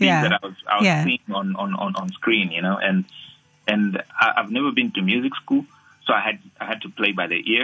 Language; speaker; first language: English; non-native, local second language; Nyanja